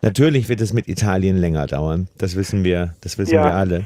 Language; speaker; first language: German; native; German